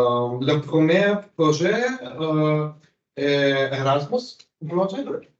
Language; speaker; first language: French; non-native, learner; Slovenian